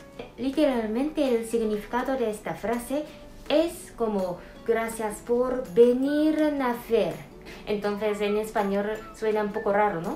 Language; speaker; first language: Spanish; non-native, fluent; Japanese